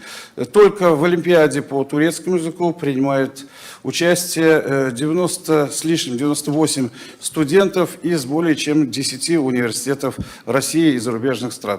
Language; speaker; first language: Russian; native; Russian